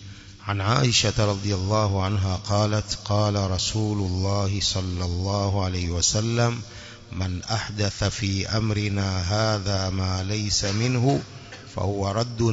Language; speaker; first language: Arabic; non-native, fluent; Swahili